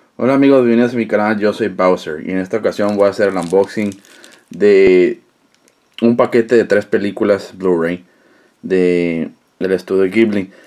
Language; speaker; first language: Spanish; early bilingual, heritage; Spanish